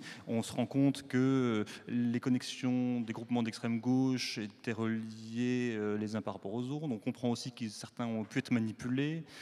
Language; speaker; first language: French; native; French